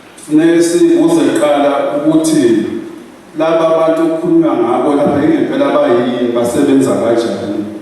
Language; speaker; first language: Zulu; native; Zulu